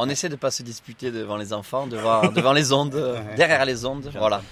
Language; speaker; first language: French; native; French